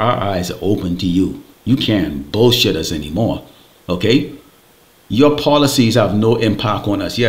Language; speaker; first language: English; native; English